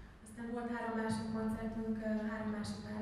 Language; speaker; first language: Hungarian; native; Hungarian